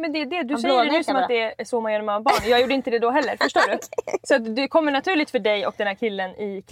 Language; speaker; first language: Swedish; native; Swedish